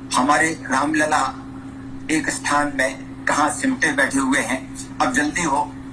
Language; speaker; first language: Hindi; native; Hindi